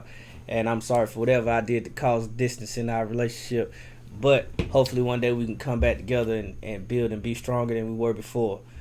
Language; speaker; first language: English; native; English